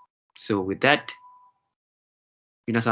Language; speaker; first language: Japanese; non-native, learner; Malay